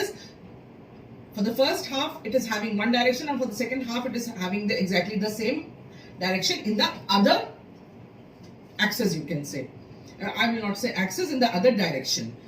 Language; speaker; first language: English; non-native, local second language; Hindi